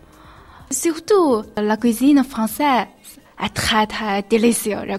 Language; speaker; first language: French; non-native, learner; Chinese